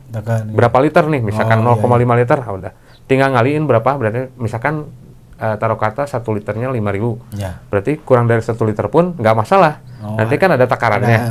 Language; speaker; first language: Indonesian; non-native, local second language; Sundanese